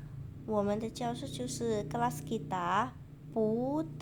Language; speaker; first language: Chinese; non-native, fluent; Indonesian